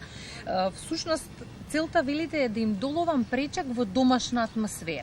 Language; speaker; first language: Macedonian; native; Macedonian